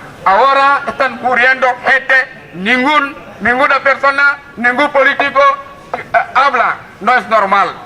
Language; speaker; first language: Spanish; non-native, fluent; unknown